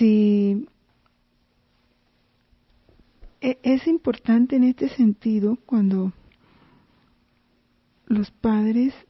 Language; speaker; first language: Spanish; native; Spanish